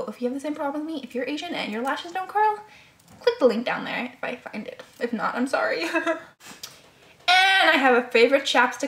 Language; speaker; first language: English; native; English